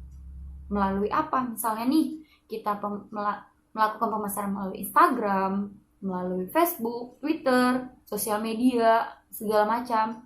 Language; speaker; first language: Indonesian; native; Indonesian